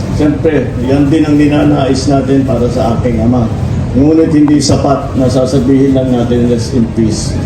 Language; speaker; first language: Filipino; non-native, local second language; Iloko